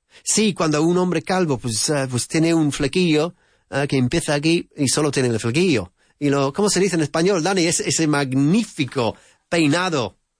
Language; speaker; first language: Spanish; non-native, fluent; English